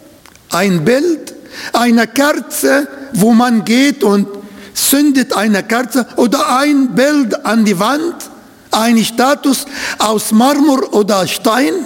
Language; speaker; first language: German; non-native, fluent; Arabic